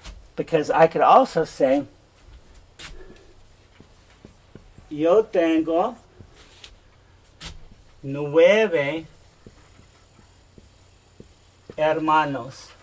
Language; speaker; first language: Spanish; non-native, fluent; English